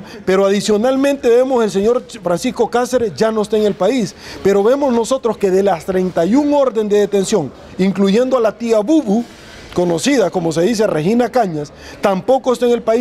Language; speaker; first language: Spanish; native; Spanish